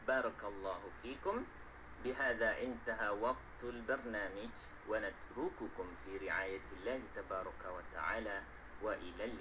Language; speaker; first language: Arabic; non-native, fluent; Malay